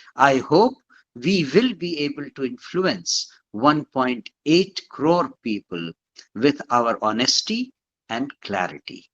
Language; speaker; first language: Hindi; native; Hindi